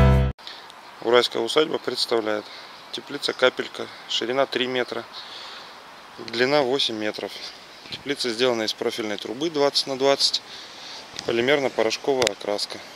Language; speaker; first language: Russian; native; Russian